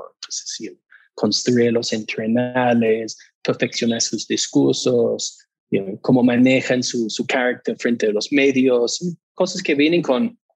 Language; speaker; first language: Spanish; non-native, fluent; English